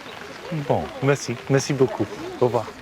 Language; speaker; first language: French; non-native, learner; English